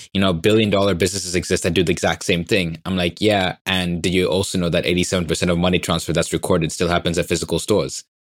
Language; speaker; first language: English; non-native, local second language; Swahili